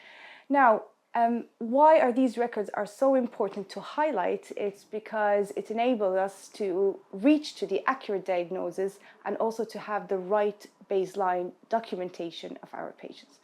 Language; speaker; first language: English; non-native, fluent; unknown